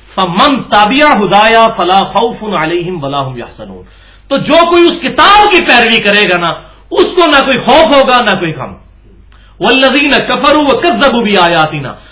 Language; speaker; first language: Urdu; non-native, local second language; Punjabi